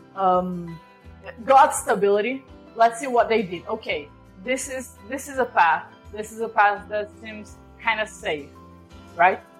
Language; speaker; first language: English; non-native, fluent; Portuguese